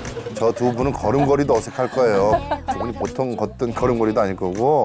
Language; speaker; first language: Korean; native; Korean